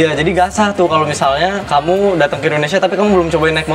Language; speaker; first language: Indonesian; native; Indonesian